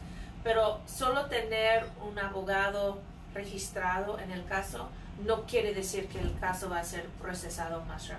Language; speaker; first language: Spanish; non-native, fluent; English